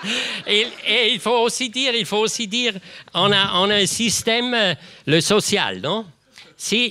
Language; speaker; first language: French; non-native, local second language; German